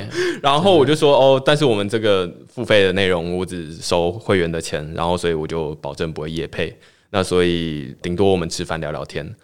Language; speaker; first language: Chinese; native; Chinese